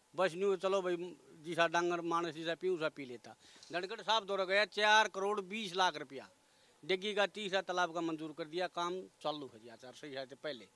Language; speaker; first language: Hindi; native; Hindi